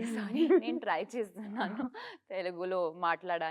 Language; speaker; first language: Telugu; non-native, learner; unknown